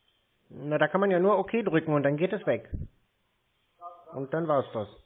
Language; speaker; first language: German; native; German